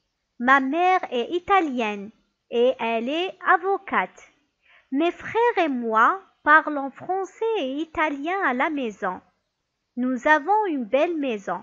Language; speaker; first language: French; non-native, local second language; Arabic